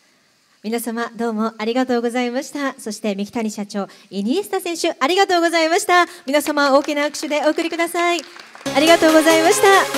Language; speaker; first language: Japanese; native; Japanese